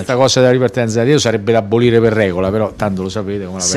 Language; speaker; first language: Italian; native; Italian